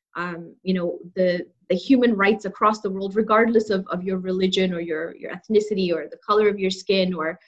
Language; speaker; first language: English; non-native, local second language; Urdu